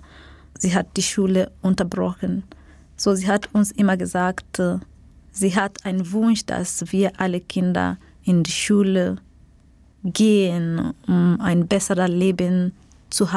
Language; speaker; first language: German; non-native, learner; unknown